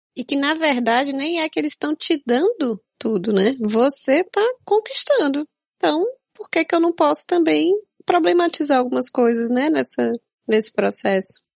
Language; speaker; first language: Portuguese; native; Portuguese